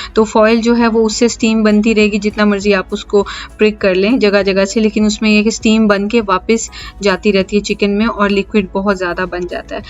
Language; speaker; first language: Urdu; native; Urdu